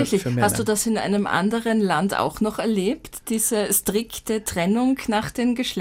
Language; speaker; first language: German; native; German